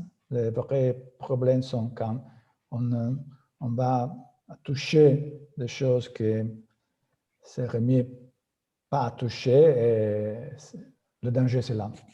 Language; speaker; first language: French; non-native, fluent; Italian